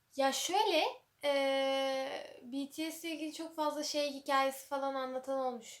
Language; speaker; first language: Turkish; native; Turkish